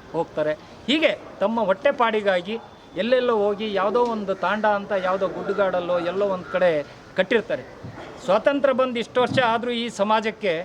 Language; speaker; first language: Kannada; non-native, local second language; Lambadi